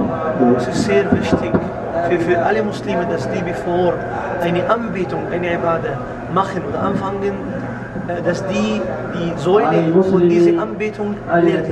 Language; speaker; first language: German; non-native, learner; Arabic